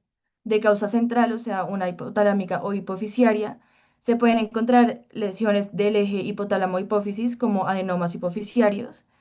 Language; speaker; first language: Spanish; native; Spanish